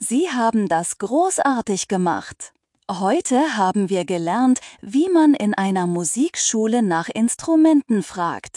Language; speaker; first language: German; non-native, fluent; Turkish